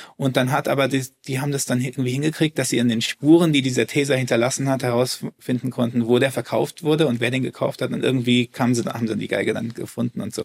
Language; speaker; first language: German; early bilingual, heritage; German